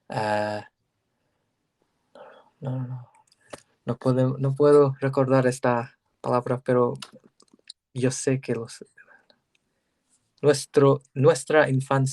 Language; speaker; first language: Spanish; non-native, learner; English